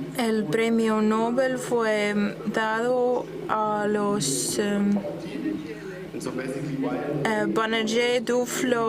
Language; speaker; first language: Spanish; non-native, fluent; German